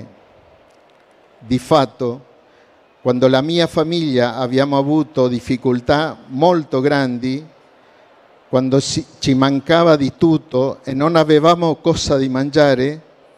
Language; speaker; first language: Italian; non-native, learner; Spanish